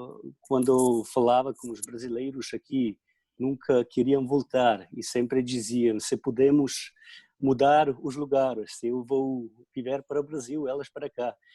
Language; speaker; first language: Portuguese; non-native, fluent; Slovenian